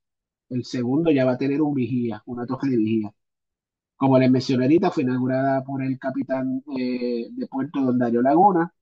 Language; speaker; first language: Spanish; native; Spanish